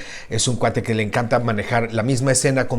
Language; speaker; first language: Spanish; native; Spanish